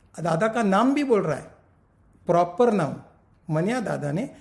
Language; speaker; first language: Hindi; non-native, local second language; Marathi